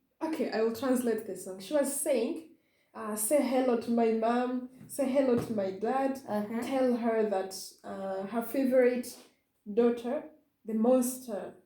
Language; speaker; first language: English; non-native, fluent; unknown